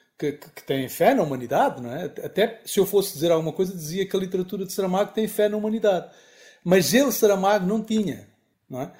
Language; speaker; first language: Portuguese; native; Portuguese